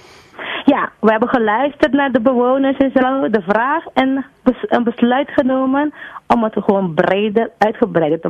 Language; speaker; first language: Dutch; non-native, local second language; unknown